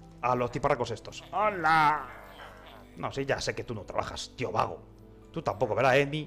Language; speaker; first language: Spanish; native; Spanish